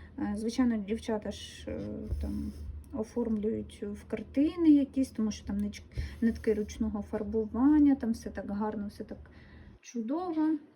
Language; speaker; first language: Ukrainian; non-native, local second language; Russian